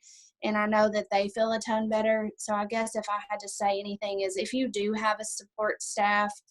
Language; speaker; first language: English; native; English